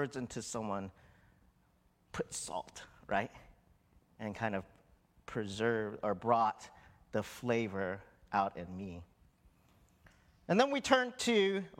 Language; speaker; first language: English; native; English